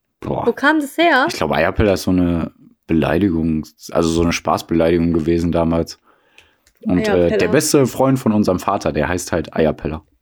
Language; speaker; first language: German; native; German